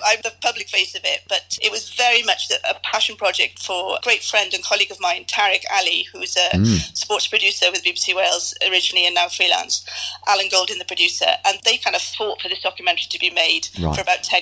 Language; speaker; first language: English; native; English